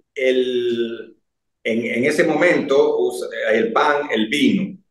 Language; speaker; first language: Spanish; native; Spanish